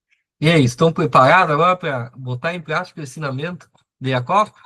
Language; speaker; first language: Portuguese; native; Portuguese